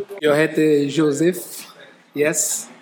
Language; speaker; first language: Swedish; non-native, learner; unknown